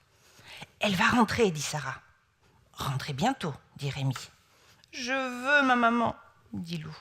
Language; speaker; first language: French; native; French